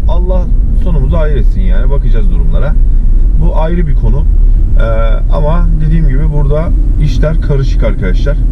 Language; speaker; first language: Turkish; native; Turkish